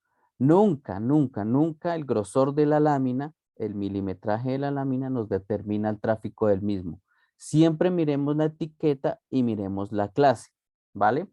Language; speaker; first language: Spanish; native; Spanish